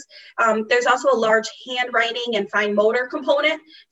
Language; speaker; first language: English; native; English